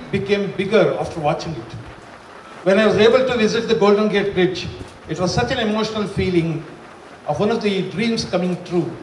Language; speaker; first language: English; non-native, local second language; Kannada